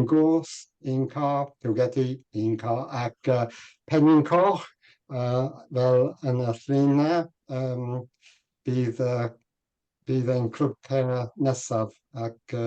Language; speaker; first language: Welsh; non-native, learner; English